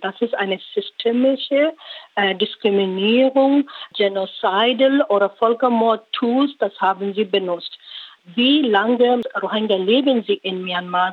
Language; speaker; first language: German; non-native, learner; Rohingya